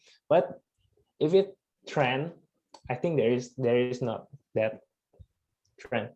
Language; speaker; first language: English; non-native, fluent; Indonesian